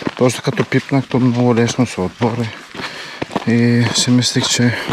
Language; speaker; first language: Bulgarian; non-native, fluent; Turkish